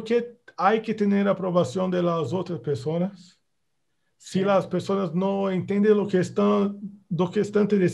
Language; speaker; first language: Spanish; non-native, fluent; Portuguese